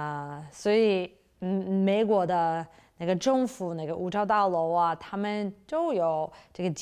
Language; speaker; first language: Chinese; non-native, fluent; English